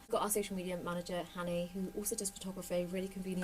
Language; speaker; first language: English; native; English